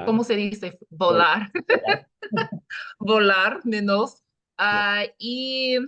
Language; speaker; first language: Spanish; non-native, learner; English